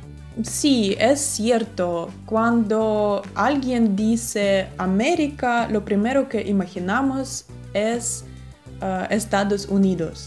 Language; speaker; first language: Spanish; non-native, fluent; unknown